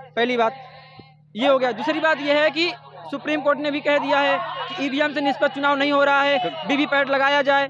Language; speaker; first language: Hindi; native; Hindi